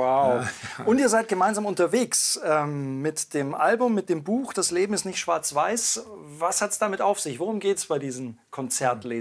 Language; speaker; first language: German; native; German